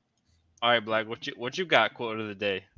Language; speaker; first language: English; native; English